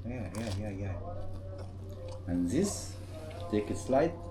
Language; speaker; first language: English; non-native, learner; Arabic